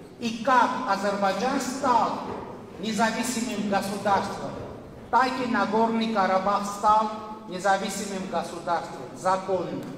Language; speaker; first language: Russian; non-native, local second language; Armenian